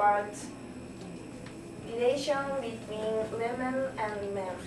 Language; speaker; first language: English; non-native, learner; Japanese